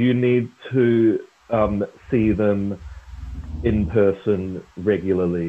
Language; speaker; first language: English; native; English